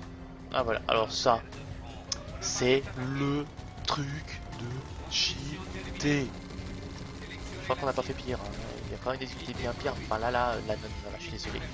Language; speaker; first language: French; native; French